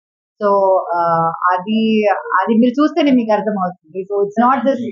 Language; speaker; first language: Telugu; non-native, local second language; Malayalam